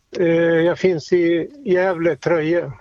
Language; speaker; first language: Swedish; native; Swedish